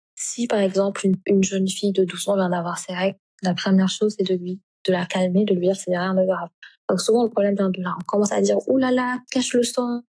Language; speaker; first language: French; non-native, local second language; Wolof